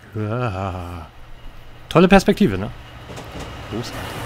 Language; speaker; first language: German; native; German